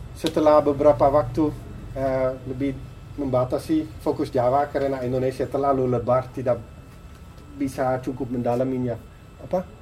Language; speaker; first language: Indonesian; non-native, fluent; Dutch